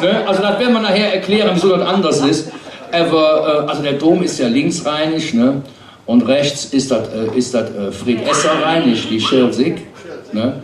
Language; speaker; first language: German; native; German